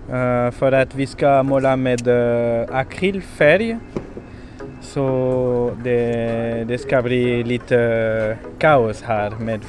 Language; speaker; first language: Swedish; non-native, learner; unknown